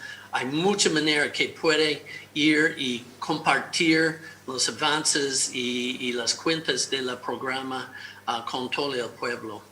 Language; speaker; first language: Spanish; non-native, fluent; English